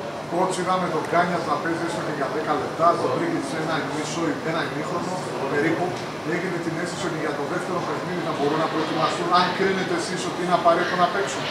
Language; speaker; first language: Greek; native; Greek